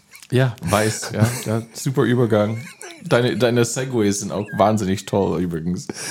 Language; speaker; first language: German; non-native, fluent; English